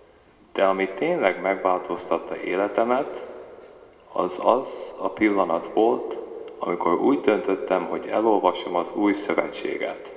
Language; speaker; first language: Hungarian; early bilingual, heritage; Hungarian